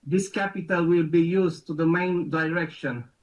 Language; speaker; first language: English; non-native, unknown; Romanian